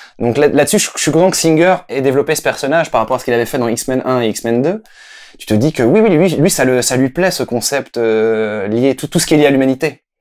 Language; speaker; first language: French; native; French